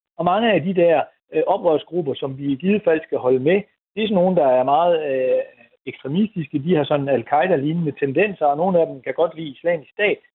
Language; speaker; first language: Danish; native; Danish